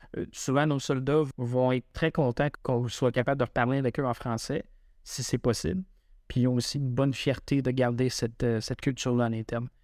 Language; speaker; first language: French; native; French